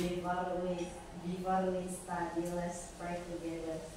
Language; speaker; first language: English; non-native, learner; Indonesian